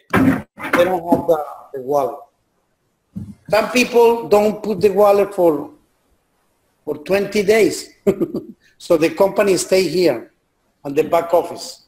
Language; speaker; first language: English; non-native, learner; Spanish